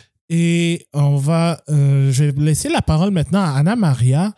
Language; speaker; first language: French; native; French